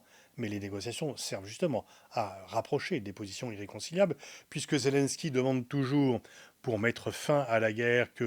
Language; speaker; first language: French; native; French